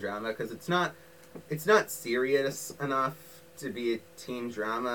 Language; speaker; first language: English; native; English